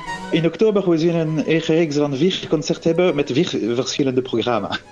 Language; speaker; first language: Dutch; non-native, local second language; French